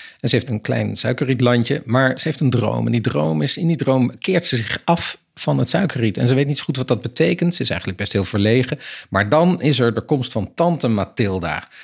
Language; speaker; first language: Dutch; native; Dutch